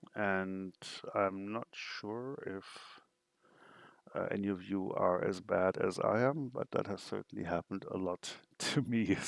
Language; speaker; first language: English; non-native, fluent; German